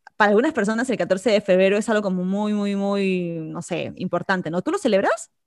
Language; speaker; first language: Spanish; native; Spanish